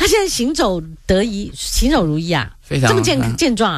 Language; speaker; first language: Chinese; native; Chinese